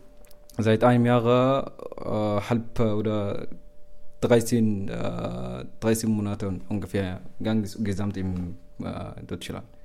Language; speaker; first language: German; non-native, learner; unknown